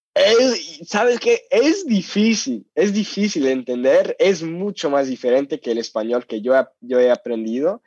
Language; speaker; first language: Spanish; non-native, fluent; English